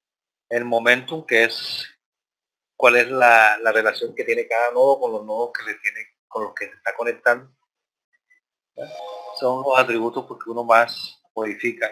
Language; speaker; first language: Spanish; native; Spanish